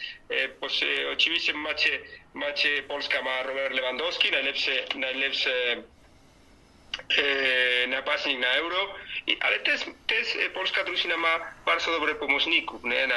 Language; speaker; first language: Polish; non-native, learner; Spanish